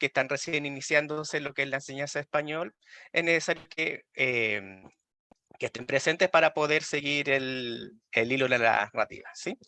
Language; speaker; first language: Spanish; native; Spanish